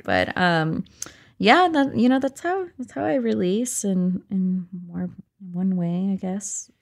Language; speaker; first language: English; early bilingual, other home language; Spanish